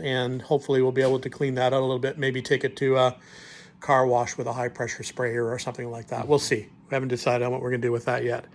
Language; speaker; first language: English; native; English